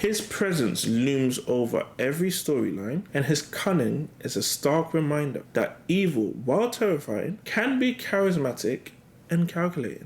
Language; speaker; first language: English; native; English